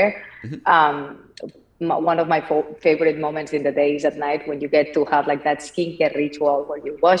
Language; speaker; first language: English; non-native, fluent; Spanish